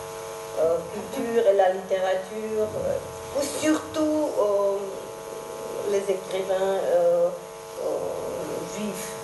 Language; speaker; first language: French; non-native, fluent; Georgian